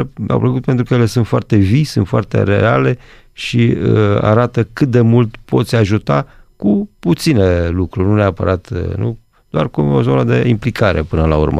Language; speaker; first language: Romanian; native; Romanian